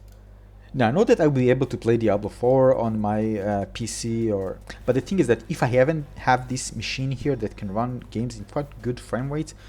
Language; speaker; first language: English; non-native, fluent; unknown